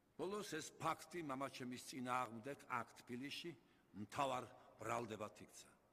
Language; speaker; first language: Georgian; native; Georgian